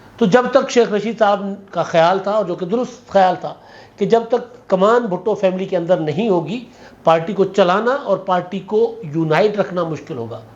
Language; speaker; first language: Urdu; non-native, local second language; Sindhi